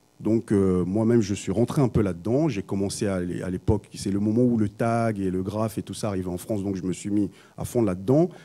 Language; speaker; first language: French; early bilingual, other home language; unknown